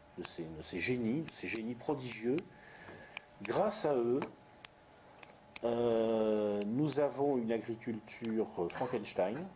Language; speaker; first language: French; native; French